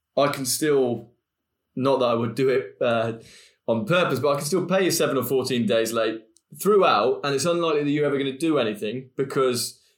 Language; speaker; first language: English; native; English